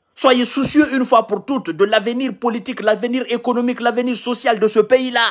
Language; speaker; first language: French; non-native, local second language; Mandingo